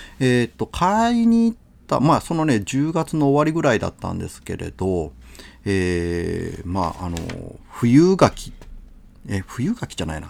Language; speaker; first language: Japanese; native; Japanese